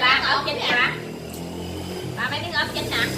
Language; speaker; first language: Vietnamese; native; Vietnamese